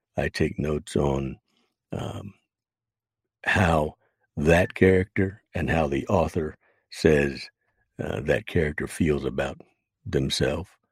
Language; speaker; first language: English; native; English